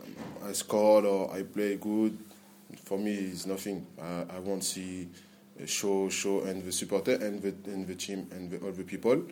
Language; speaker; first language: English; non-native, learner; French